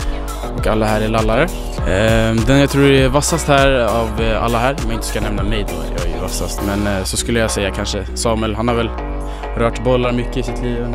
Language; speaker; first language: Swedish; native; Swedish